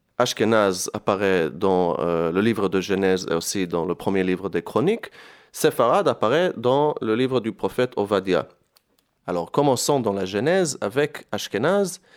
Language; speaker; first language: French; non-native, fluent; Hebrew